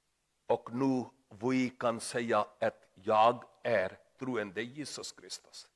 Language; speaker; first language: Swedish; non-native, learner; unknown